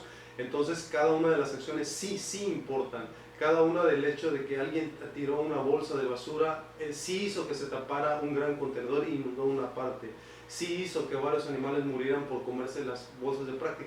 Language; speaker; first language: Spanish; native; Spanish